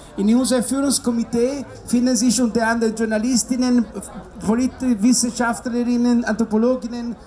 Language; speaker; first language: German; non-native, fluent; Italian